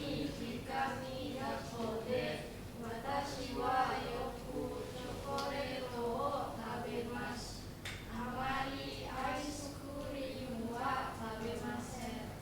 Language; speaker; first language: Japanese; non-native, learner; Indonesian